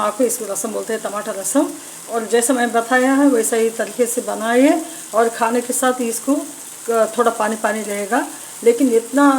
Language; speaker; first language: Hindi; non-native, local second language; Telugu